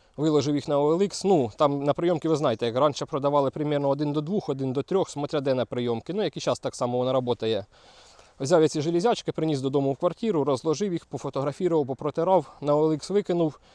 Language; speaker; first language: Ukrainian; non-native, local second language; Russian